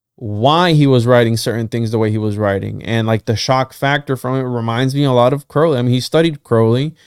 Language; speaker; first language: English; non-native, fluent; Spanish